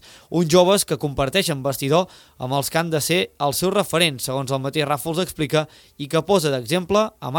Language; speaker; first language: Catalan; native; Catalan